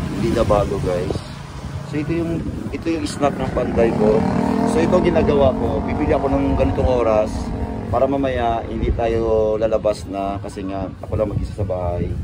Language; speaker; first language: Filipino; non-native, local second language; Cebuano